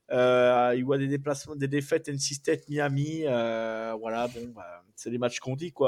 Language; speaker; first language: French; native; French